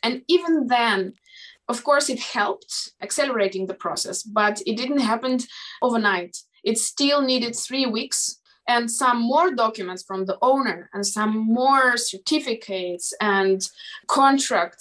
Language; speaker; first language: English; non-native, fluent; Romanian